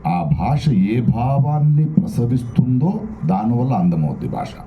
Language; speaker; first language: Telugu; non-native, local second language; Kannada